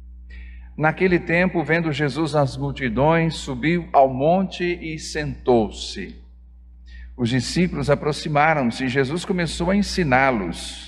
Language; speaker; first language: Portuguese; native; Portuguese